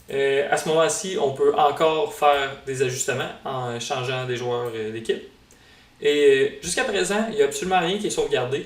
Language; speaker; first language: French; native; French